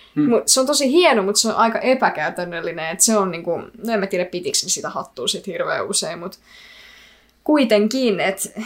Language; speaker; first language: Finnish; early bilingual, other home language; Icelandic